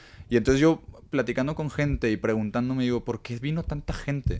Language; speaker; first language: Spanish; native; Spanish